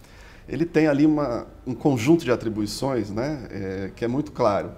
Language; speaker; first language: Portuguese; native; Portuguese